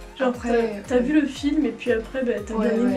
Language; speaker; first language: French; native; French